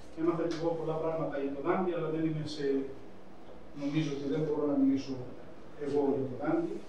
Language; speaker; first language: Greek; native; Greek